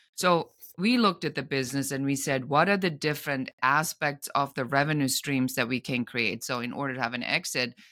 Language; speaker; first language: English; non-native, fluent; German